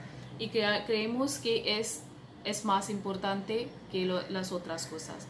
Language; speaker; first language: Spanish; non-native, fluent; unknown